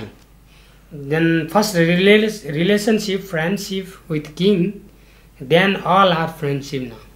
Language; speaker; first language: English; non-native, learner; Nepali